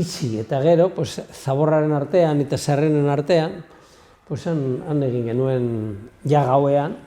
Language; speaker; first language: Basque; non-native, local second language; Spanish